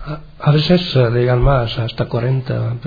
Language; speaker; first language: Catalan; non-native, learner; Arabic